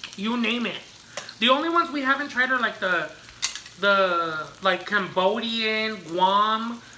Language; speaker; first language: English; early bilingual, other home language; Spanish